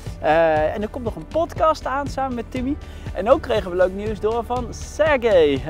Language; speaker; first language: Dutch; native; Dutch